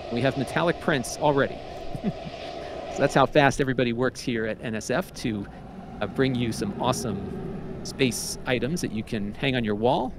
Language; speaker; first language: English; native; English